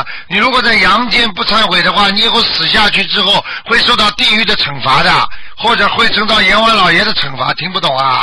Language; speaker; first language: Chinese; native; Chinese